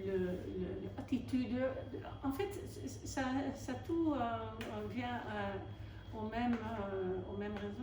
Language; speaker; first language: French; non-native, fluent; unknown